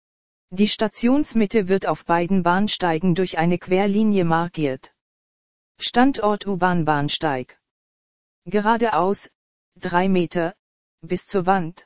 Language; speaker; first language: German; native; German